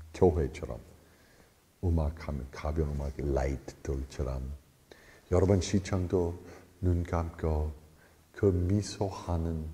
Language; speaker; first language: Korean; non-native, fluent; English